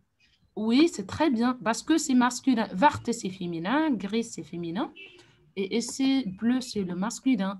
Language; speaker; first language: French; non-native, fluent; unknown